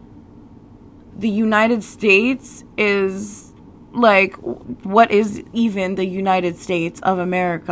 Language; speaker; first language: English; native; English